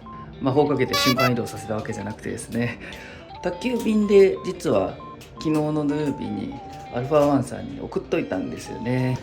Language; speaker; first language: Japanese; native; Japanese